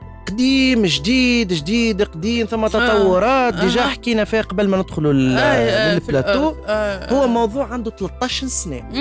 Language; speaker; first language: Arabic; native; Arabic